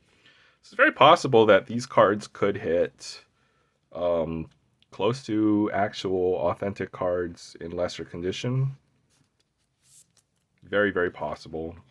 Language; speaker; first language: English; native; English